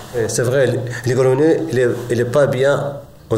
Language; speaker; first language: French; non-native, learner; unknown